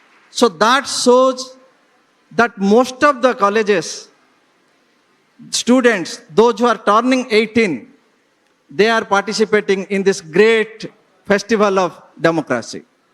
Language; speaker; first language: English; non-native, local second language; Odia